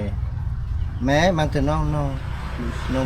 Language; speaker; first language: French; non-native, learner; Khmer